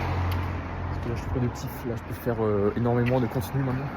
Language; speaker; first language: French; native; French